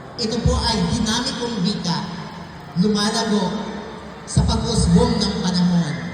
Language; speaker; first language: Filipino; non-native, local second language; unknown